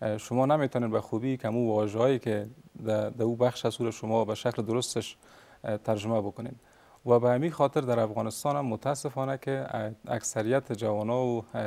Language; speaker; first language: Persian; native; Persian